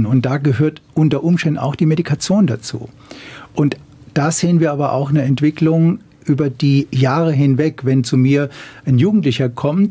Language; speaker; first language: German; native; German